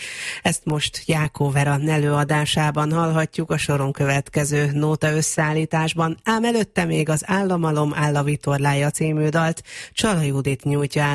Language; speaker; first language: Hungarian; native; Hungarian